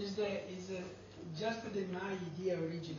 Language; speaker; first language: English; non-native, learner; Italian